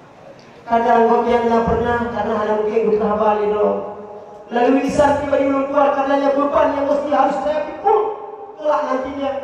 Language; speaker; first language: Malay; non-native, local second language; Achinese